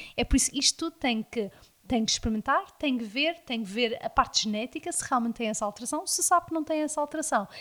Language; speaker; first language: Portuguese; early bilingual, heritage; Portuguese